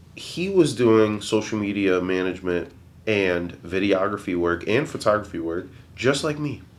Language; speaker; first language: English; native; English